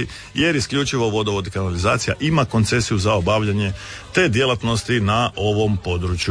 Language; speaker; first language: Serbian; native; Serbian